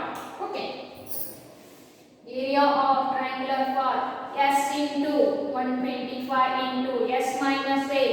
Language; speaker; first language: English; non-native, local second language; Kannada